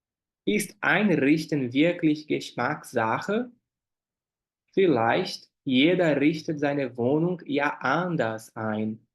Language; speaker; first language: German; non-native, fluent; Portuguese